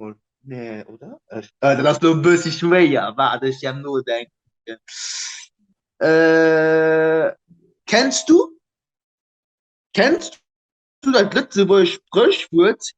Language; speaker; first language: German; non-native, local second language; Luxembourgish